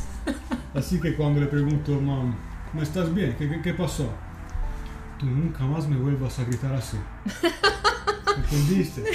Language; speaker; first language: Spanish; non-native, learner; Italian